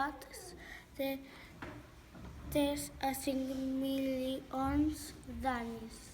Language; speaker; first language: Catalan; non-native, local second language; Spanish